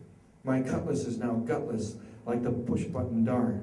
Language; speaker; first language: English; native; English